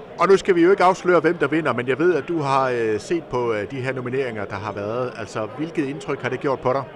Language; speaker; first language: Danish; native; Danish